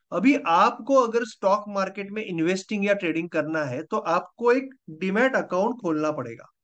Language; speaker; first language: Hindi; non-native, local second language; Marathi